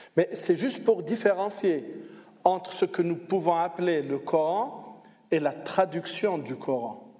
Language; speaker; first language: French; non-native, local second language; Arabic